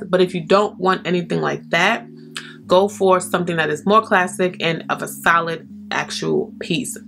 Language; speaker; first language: English; native; English